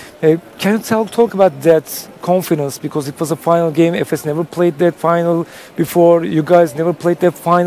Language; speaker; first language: English; non-native, fluent; Turkish